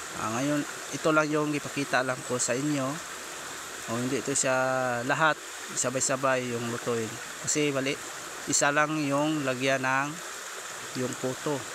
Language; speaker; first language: Filipino; non-native, local second language; Cebuano